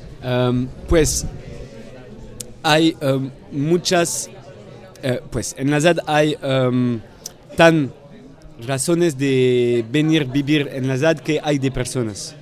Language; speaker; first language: Spanish; non-native, fluent; French